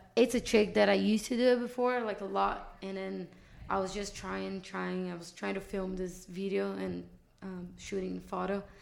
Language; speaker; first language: English; non-native, fluent; Portuguese